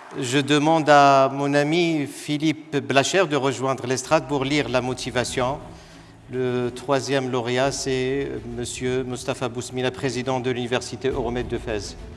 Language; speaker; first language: French; non-native, local second language; Arabic